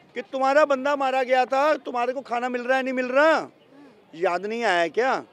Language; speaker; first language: Hindi; native; Hindi